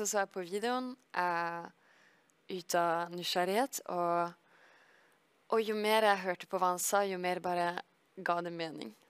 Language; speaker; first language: Norwegian; early bilingual, heritage; French